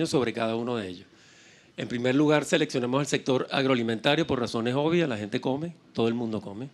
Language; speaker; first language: Spanish; native; Spanish